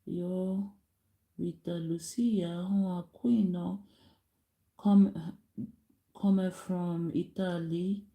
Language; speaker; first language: Swedish; non-native, learner; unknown